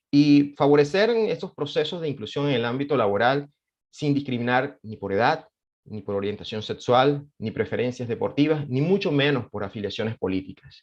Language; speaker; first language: Spanish; native; Spanish